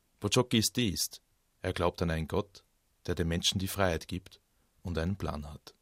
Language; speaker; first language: German; native; German